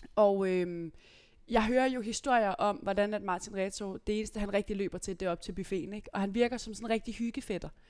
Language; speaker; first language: Danish; native; Danish